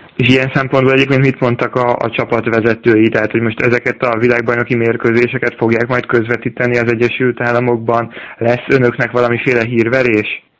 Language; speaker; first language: Hungarian; native; Hungarian